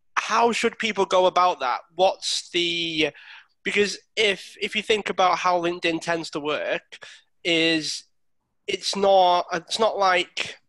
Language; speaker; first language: English; native; English